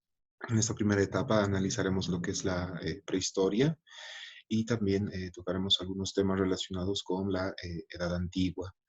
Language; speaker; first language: Spanish; native; Spanish